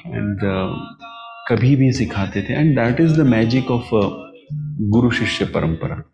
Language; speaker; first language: English; non-native, local second language; Marathi